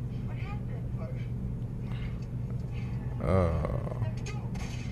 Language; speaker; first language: English; native; English